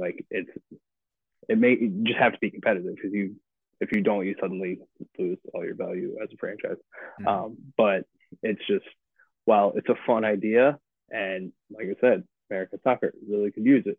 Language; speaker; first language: English; native; English